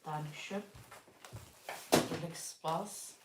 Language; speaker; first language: German; non-native, learner; Kurdish